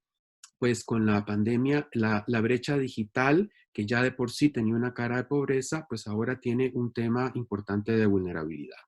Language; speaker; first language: Spanish; native; Spanish